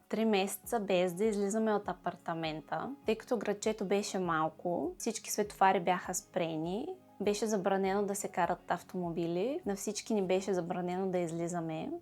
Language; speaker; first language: Bulgarian; native; Bulgarian